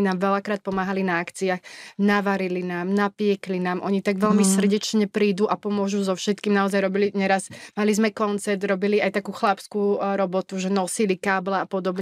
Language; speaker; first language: Slovak; native; Slovak